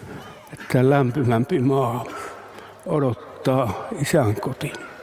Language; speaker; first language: Finnish; native; Finnish